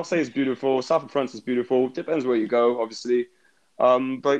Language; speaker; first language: English; native; English